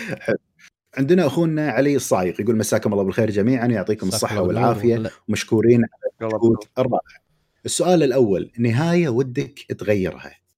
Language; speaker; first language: Arabic; native; Arabic